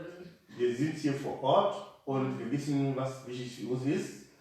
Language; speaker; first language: German; non-native, learner; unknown